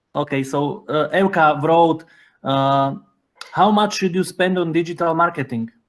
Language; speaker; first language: English; non-native, fluent; Slovak